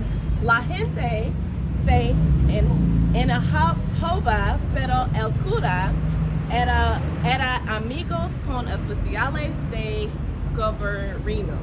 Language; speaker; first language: Spanish; non-native, learner; English